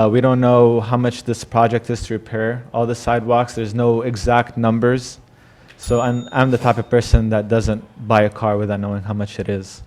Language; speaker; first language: English; non-native, fluent; Arabic